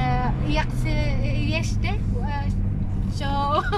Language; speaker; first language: Czech; non-native, learner; Filipino